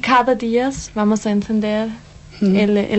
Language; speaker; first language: Spanish; non-native, learner; Danish